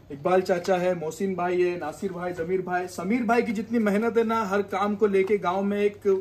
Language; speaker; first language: Hindi; non-native, local second language; Konkani